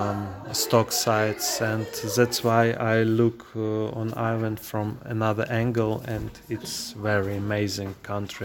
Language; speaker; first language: English; non-native, learner; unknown